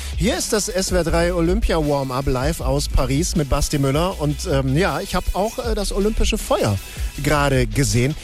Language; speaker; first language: German; native; German